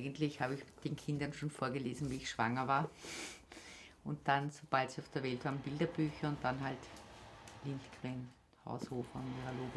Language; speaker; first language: German; native; German